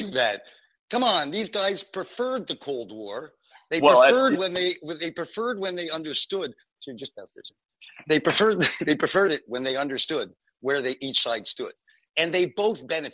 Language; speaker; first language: English; non-native, fluent; French